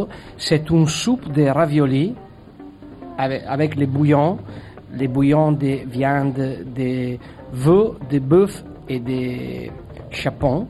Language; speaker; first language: French; non-native, learner; Italian